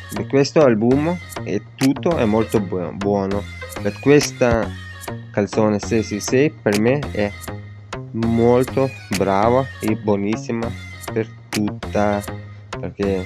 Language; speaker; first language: Italian; non-native, learner; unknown